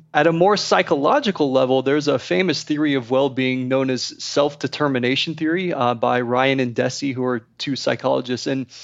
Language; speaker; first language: English; native; English